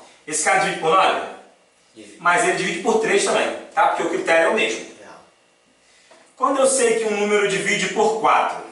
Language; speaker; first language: Portuguese; native; Portuguese